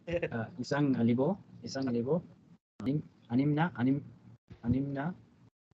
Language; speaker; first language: Filipino; non-native, learner; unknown